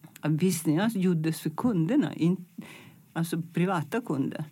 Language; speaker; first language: Swedish; non-native, fluent; Italian